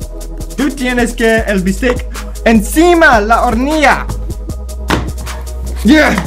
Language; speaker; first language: Spanish; non-native, learner; English